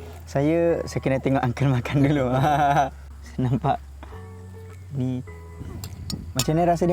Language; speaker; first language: Malay; native; Malay